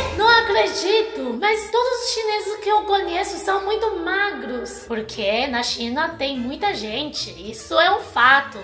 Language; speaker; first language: Portuguese; non-native, fluent; Chinese